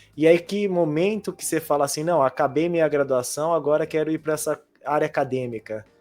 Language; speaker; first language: Portuguese; native; Portuguese